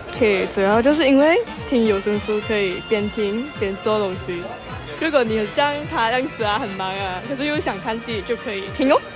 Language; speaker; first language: Chinese; native; Chinese